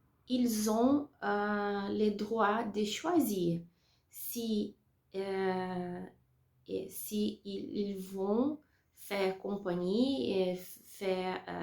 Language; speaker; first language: French; non-native, learner; Portuguese